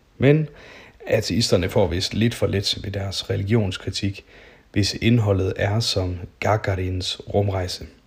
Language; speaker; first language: Danish; native; Danish